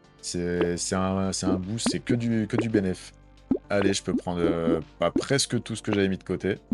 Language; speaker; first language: French; native; French